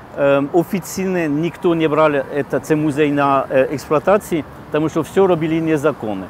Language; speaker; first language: Ukrainian; non-native, learner; French